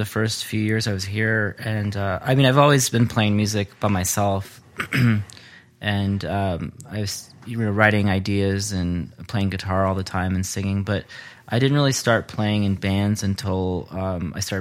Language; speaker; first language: English; native; English